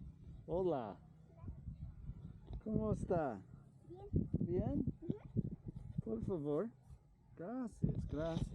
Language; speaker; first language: Spanish; non-native, learner; English